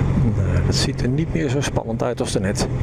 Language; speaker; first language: Dutch; native; Dutch